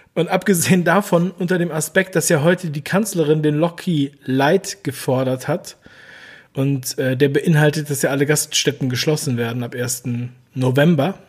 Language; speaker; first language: German; native; German